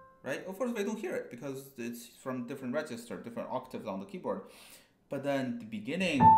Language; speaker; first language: English; non-native, fluent; Chinese